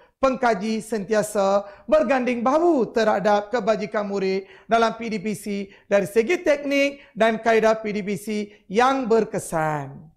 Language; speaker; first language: Malay; non-native, local second language; Tamil